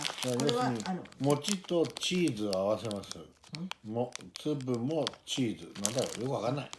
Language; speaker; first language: Japanese; native; Japanese